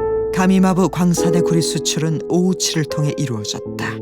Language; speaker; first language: Korean; native; Korean